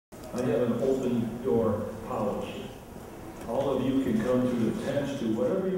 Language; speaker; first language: English; native; English